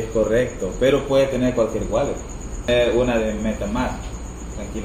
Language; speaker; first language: Spanish; native; Spanish